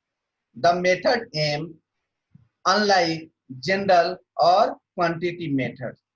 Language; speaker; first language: English; non-native, local second language; Hindi